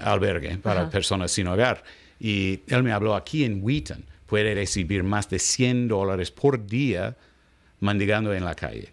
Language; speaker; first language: Spanish; non-native, learner; English